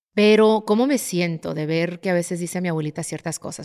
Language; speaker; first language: Spanish; early bilingual, other home language; English